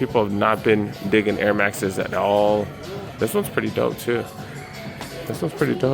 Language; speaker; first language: English; native; English